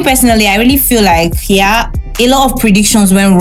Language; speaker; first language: English; non-native, local second language; Igbo